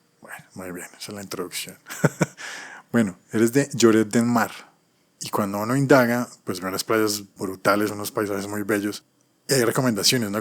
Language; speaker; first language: Spanish; native; Spanish